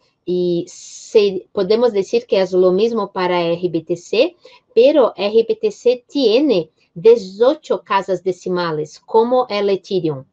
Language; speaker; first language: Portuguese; non-native, fluent; Spanish